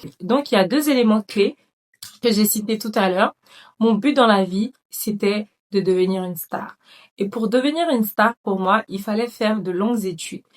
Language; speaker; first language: French; non-native, local second language; Dyula